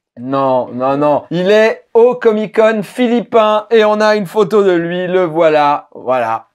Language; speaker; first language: French; native; French